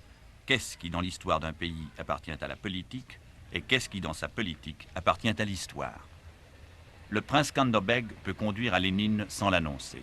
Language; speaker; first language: French; native; French